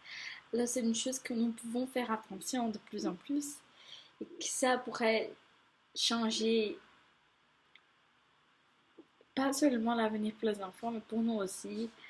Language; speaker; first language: French; non-native, fluent; Portuguese